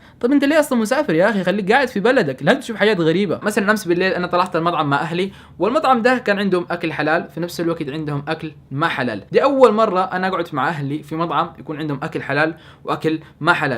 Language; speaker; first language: Arabic; native; Arabic